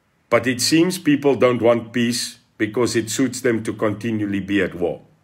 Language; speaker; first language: English; non-native, local second language; Afrikaans